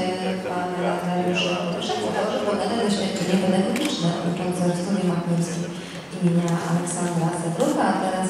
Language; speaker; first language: Polish; native; Polish